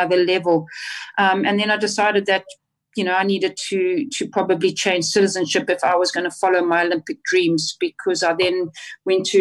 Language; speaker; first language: English; native; English